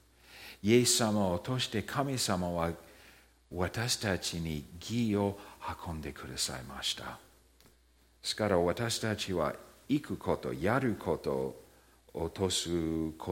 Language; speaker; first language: Japanese; early bilingual, heritage; Japanese